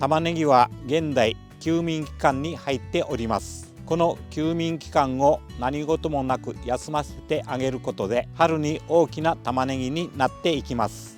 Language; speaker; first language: Japanese; native; Japanese